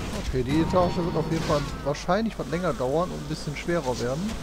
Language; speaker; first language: German; native; German